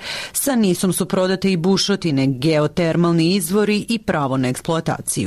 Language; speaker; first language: Serbian; native; Serbian